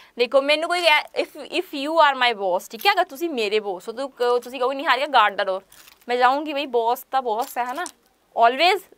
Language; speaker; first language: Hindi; non-native, local second language; Punjabi